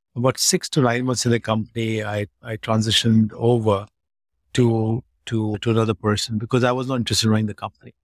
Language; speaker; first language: English; non-native, local second language; Hindi